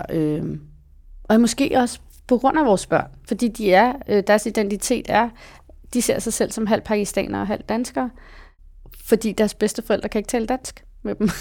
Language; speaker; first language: Danish; early bilingual, other home language; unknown